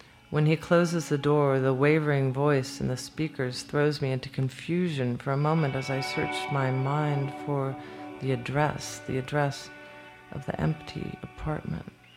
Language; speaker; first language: English; native; English